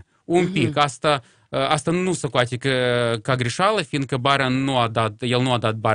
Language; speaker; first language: Romanian; non-native, local second language; Russian